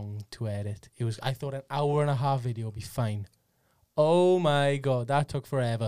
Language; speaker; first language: English; native; English